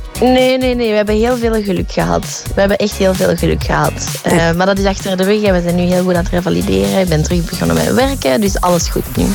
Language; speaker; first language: Dutch; native; Dutch